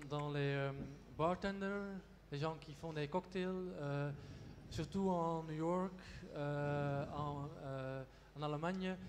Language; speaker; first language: French; non-native, local second language; Dutch